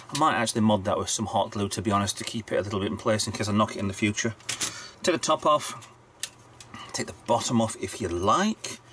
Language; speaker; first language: English; native; English